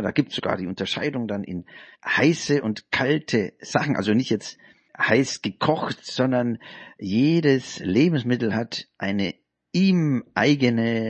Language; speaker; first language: German; native; German